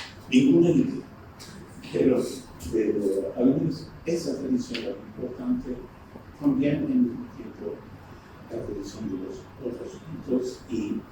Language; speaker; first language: Spanish; non-native, fluent; Turkish